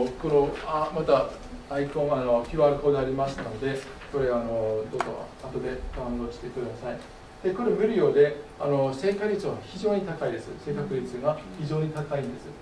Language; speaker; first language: Japanese; non-native, fluent; English